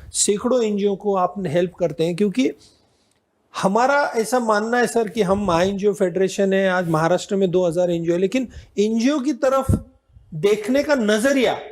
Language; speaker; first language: Hindi; non-native, local second language; Marathi